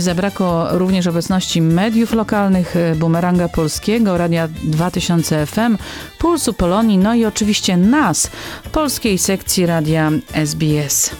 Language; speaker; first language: Polish; native; Polish